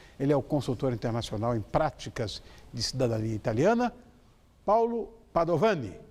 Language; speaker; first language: Portuguese; native; Portuguese